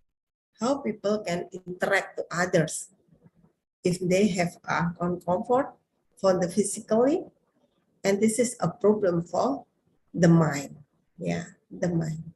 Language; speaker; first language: English; non-native, learner; Indonesian